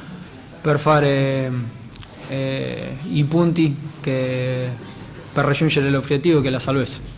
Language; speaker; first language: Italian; non-native, fluent; Spanish